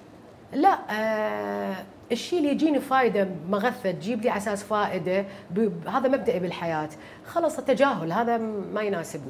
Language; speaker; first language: Arabic; native; Arabic